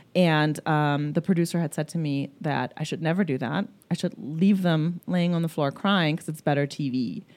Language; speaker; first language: English; early bilingual, other home language; German